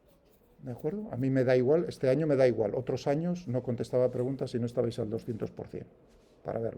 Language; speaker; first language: Spanish; native; Spanish